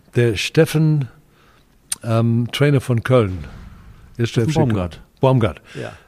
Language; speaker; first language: German; non-native, fluent; English